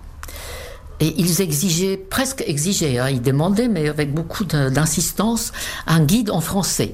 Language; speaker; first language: French; non-native, fluent; Czech